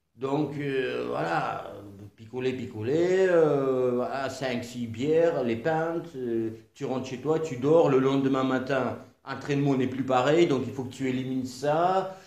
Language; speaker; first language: French; non-native, fluent; Georgian